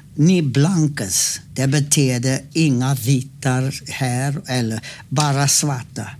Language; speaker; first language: Swedish; non-native, fluent; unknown